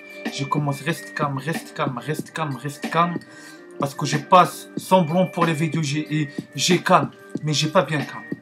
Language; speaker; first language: French; non-native, learner; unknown